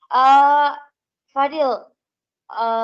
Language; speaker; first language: English; non-native, learner; Indonesian